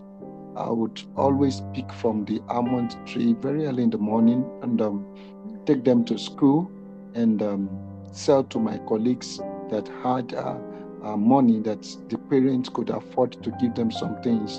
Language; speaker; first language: English; non-native, local second language; Yoruba